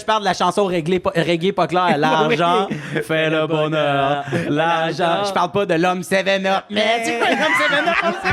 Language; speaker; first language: French; native; French